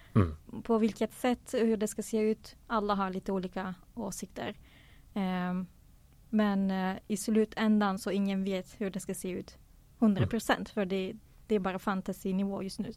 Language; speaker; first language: Swedish; native; Swedish